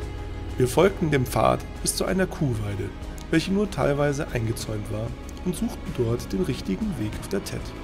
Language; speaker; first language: German; native; German